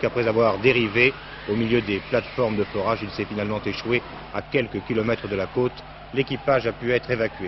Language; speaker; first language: French; native; French